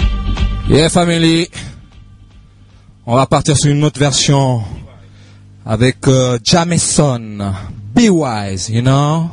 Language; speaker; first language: French; native; French